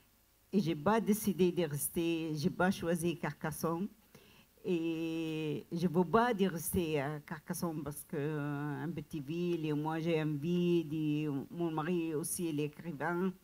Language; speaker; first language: French; non-native, learner; Arabic